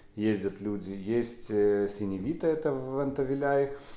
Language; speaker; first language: Russian; non-native, local second language; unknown